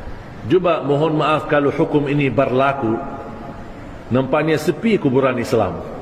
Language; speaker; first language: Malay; non-native, fluent; Arabic